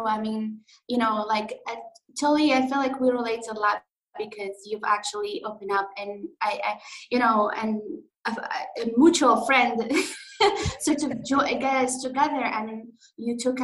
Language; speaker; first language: English; non-native, fluent; Arabic